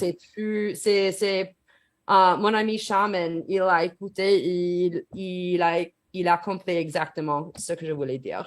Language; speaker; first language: French; non-native, learner; English